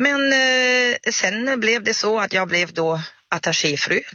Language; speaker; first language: Swedish; non-native, fluent; German